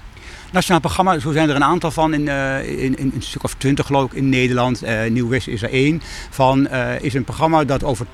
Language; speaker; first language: Dutch; native; Dutch